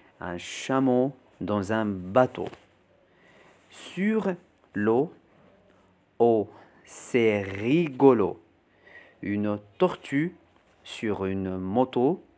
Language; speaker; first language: French; non-native, fluent; Arabic